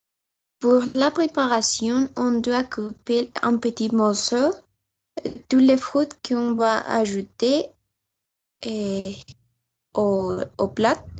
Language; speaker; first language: French; non-native, learner; Spanish